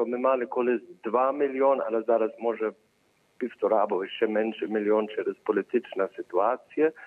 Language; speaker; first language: Ukrainian; early bilingual, heritage; Ukrainian